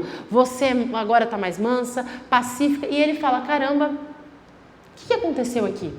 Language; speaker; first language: Portuguese; native; Portuguese